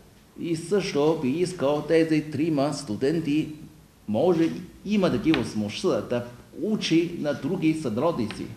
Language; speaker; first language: Bulgarian; non-native, learner; Chinese